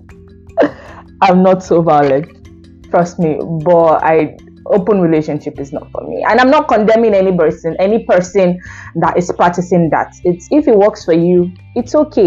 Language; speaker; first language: English; non-native, local second language; Igbo